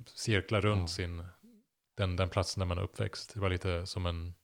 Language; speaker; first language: Swedish; non-native, fluent; German